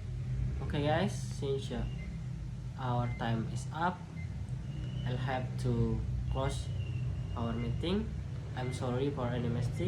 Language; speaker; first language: English; non-native, local second language; Indonesian